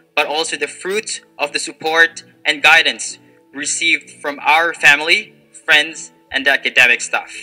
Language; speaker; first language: English; non-native, local second language; Filipino